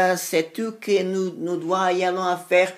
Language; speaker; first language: French; non-native, learner; Spanish